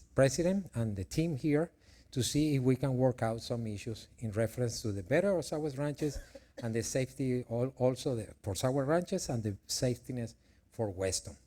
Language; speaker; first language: English; non-native, fluent; Spanish